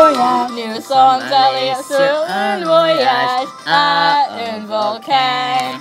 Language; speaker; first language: French; non-native, learner; English